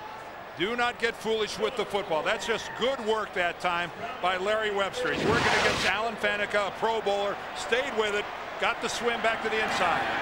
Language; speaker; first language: English; native; English